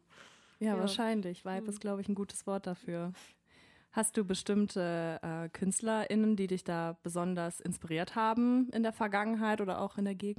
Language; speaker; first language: German; native; German